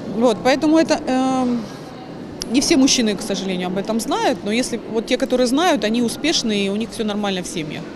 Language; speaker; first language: Russian; native; Russian